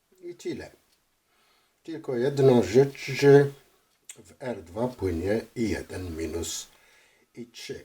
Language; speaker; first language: Polish; non-native, fluent; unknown